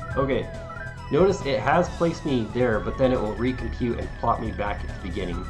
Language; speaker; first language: English; native; English